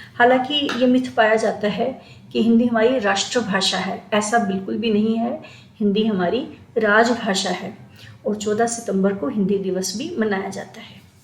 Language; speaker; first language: Hindi; native; Hindi